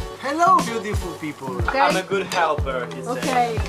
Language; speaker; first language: English; non-native, learner; Italian